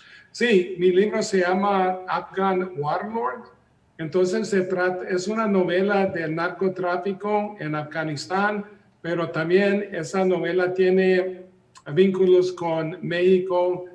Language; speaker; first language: Spanish; early bilingual, heritage; Spanish